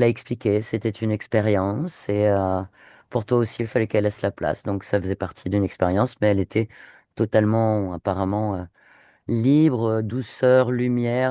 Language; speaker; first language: French; native; French